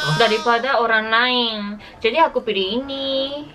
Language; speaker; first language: Indonesian; non-native, learner; Japanese